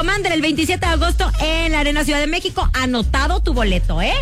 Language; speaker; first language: Spanish; native; Spanish